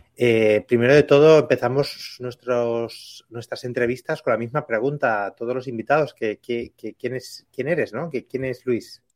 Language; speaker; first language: Spanish; native; Spanish